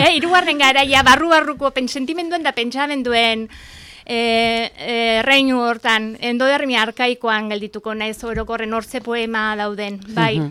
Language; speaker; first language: Basque; native; Basque